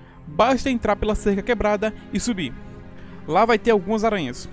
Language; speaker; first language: Portuguese; native; Portuguese